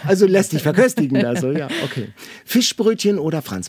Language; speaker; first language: German; native; German